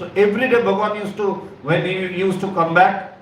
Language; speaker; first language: English; non-native, local second language; Bangla